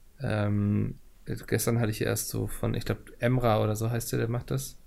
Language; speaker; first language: German; native; German